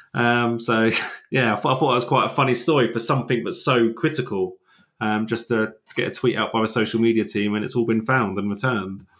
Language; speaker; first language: English; native; English